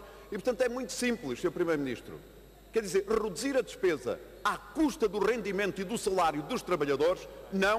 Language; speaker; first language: Portuguese; native; Portuguese